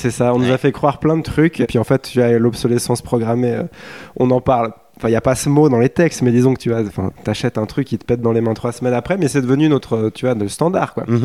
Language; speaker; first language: French; native; French